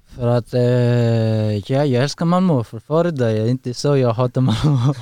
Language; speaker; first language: Swedish; non-native, learner; Persian